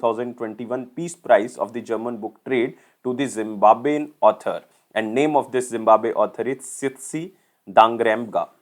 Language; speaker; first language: English; non-native, local second language; Hindi